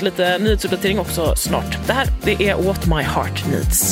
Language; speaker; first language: Swedish; native; Swedish